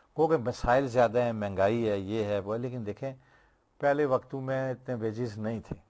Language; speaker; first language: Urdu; non-native, local second language; Punjabi